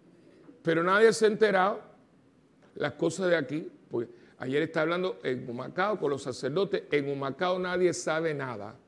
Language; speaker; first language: Spanish; native; Spanish